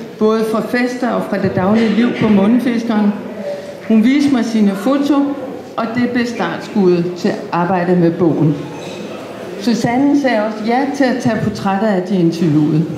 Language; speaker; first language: Danish; native; Danish